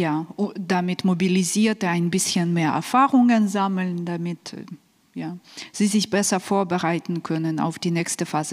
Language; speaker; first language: German; non-native, fluent; Ukrainian